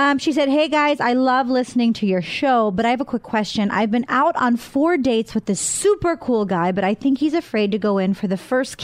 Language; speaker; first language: English; native; English